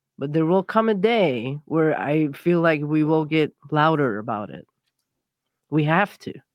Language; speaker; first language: English; early bilingual, other home language; Persian